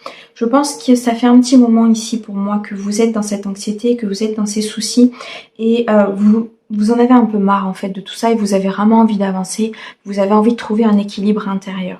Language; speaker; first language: French; native; French